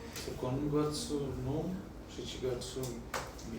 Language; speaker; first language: Japanese; non-native, learner; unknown